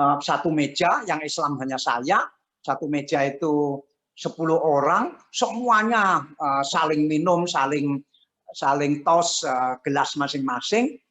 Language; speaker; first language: Indonesian; non-native, local second language; Javanese